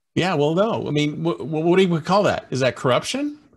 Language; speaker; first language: English; native; English